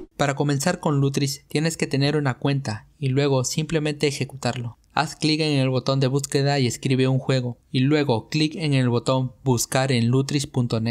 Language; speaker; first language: Spanish; native; Spanish